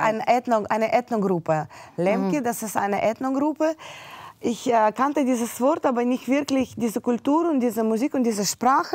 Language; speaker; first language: German; non-native, fluent; Russian